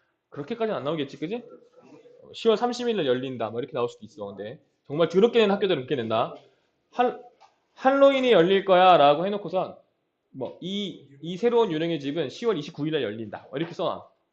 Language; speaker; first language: Korean; native; Korean